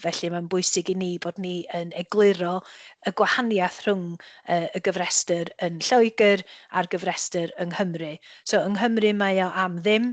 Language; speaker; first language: Welsh; native; Welsh